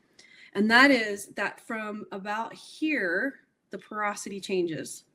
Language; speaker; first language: English; native; English